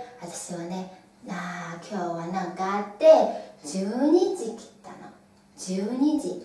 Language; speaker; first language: Japanese; non-native, fluent; Chinese